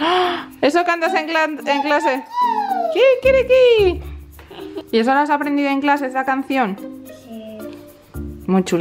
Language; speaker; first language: Spanish; native; Spanish